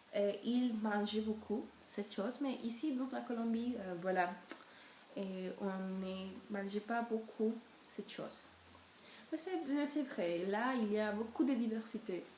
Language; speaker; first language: French; non-native, learner; Spanish